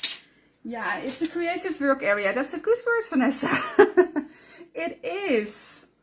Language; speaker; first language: English; non-native, fluent; Dutch